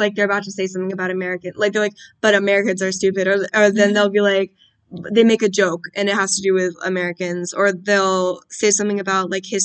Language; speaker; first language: English; native; English